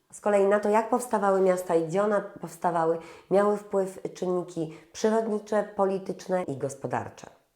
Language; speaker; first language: Polish; native; Polish